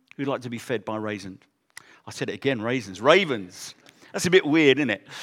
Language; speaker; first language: English; native; English